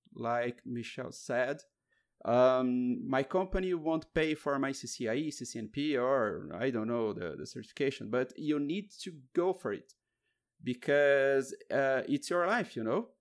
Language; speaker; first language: English; non-native, fluent; Portuguese